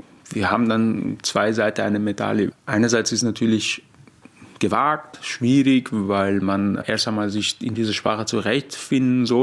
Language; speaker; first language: German; non-native, fluent; Persian